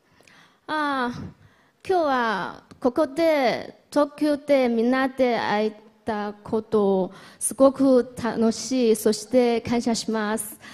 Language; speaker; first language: Japanese; non-native, learner; Chinese